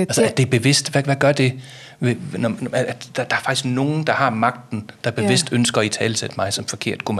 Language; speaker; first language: Danish; native; Danish